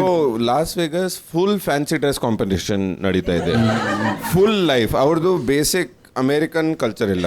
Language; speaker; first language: Kannada; non-native, learner; Punjabi